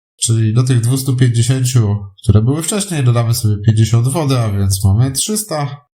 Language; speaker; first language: Polish; native; Polish